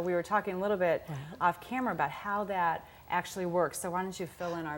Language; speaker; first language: English; native; English